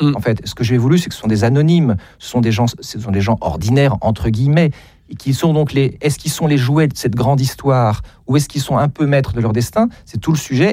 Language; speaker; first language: French; native; French